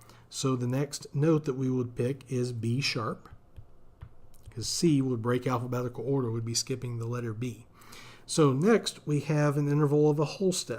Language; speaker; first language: English; native; English